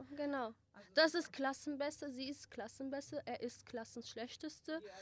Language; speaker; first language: German; early bilingual, other home language; Kurdish